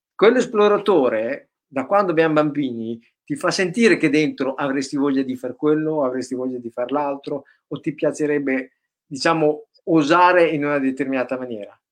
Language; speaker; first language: Italian; native; Italian